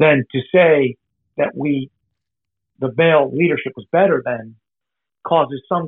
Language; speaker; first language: English; native; English